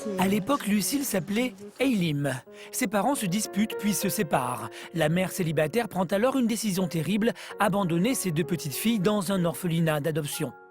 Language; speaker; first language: French; native; French